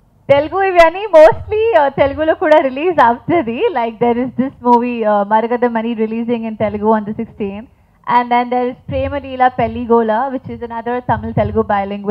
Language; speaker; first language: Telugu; non-native, fluent; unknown